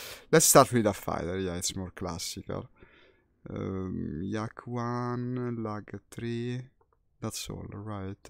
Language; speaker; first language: English; non-native, fluent; Italian